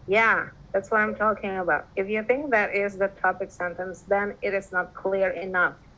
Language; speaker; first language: English; non-native, fluent; Indonesian